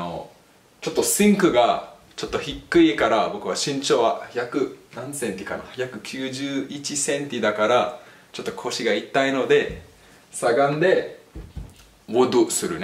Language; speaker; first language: Japanese; non-native, fluent; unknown